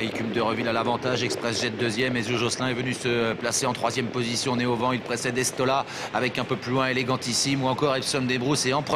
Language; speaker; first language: French; native; French